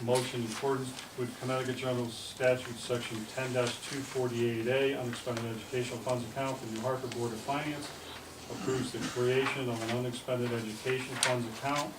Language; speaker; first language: English; native; English